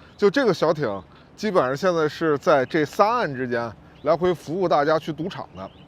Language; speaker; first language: Chinese; native; Chinese